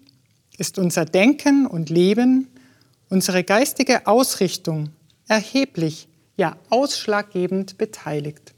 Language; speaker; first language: German; native; German